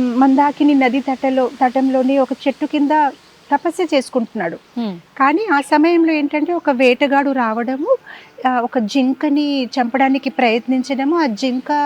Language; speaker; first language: Telugu; non-native, fluent; Gujarati